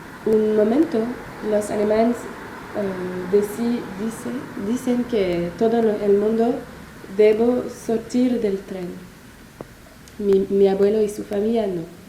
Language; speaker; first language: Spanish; non-native, learner; French